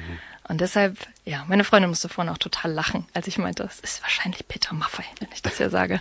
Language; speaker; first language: German; native; German